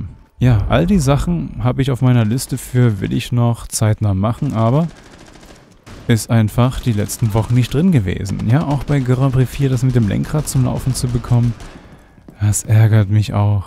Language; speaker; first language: German; native; German